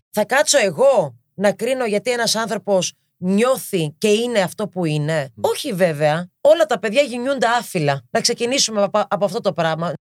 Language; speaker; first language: Greek; early bilingual, heritage; Greek